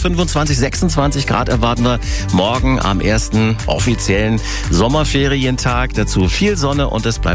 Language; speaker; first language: German; native; German